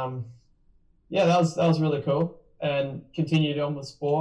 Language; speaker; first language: English; native; English